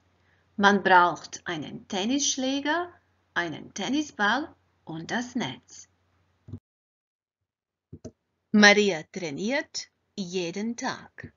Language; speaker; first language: German; non-native, fluent; Croatian